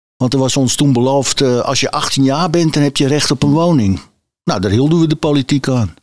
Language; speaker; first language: Dutch; native; Dutch